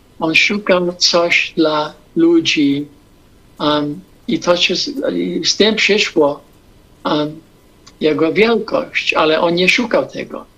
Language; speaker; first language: Polish; early bilingual, heritage; English